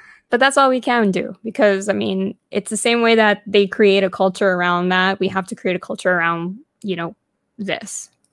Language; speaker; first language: English; early bilingual, other home language; Spanish